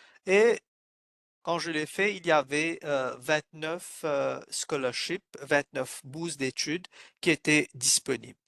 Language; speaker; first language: French; non-native, fluent; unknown